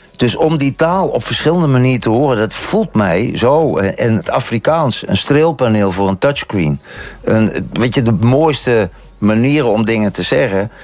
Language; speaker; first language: Dutch; native; Dutch